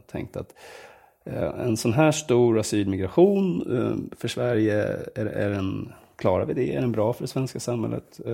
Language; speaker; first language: Swedish; native; Swedish